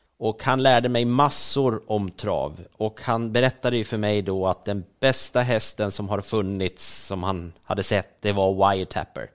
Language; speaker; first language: Swedish; native; Swedish